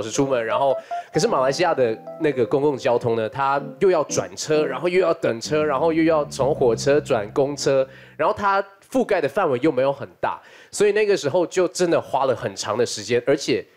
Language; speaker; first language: Chinese; native; Chinese